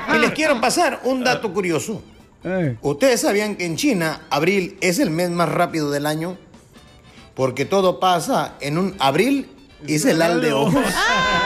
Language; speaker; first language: Spanish; native; Spanish